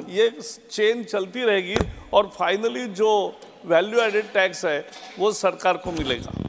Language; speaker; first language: Hindi; non-native, local second language; Marathi